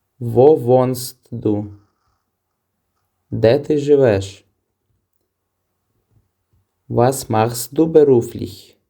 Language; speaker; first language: German; non-native, fluent; Ukrainian